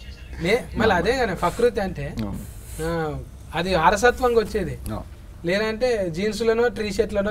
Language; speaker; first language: Telugu; native; Telugu